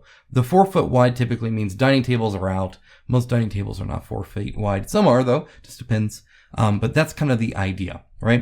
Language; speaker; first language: English; native; English